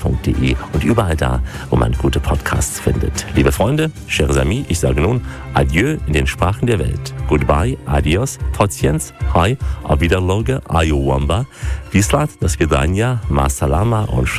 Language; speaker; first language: German; native; German